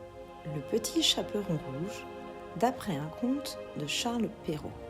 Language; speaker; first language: French; native; French